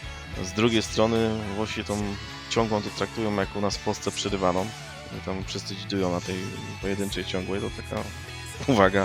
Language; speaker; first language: Polish; native; Polish